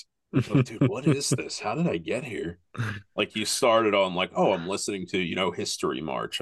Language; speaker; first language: English; native; English